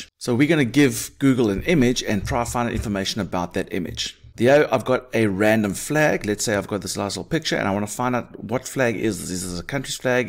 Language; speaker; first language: English; native; English